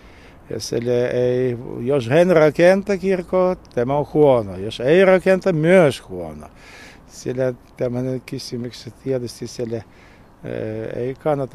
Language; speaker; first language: Finnish; non-native, learner; Russian